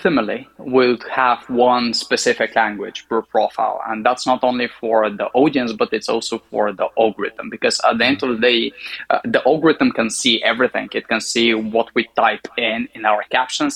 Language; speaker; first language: English; non-native, fluent; Bulgarian